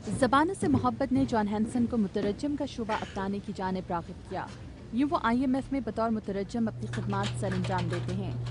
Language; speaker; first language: Urdu; native; Urdu